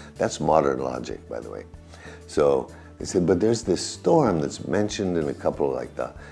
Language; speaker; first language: English; native; English